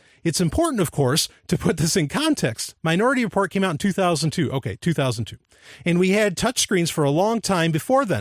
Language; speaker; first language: English; native; English